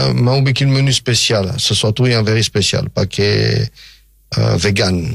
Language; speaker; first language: Indonesian; non-native, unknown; French